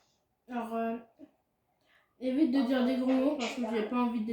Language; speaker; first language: French; native; French